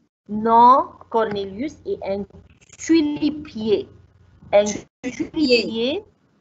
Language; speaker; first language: French; non-native, fluent; Arabic